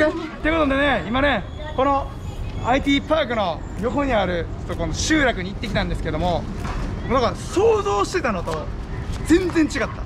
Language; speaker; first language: Japanese; native; Japanese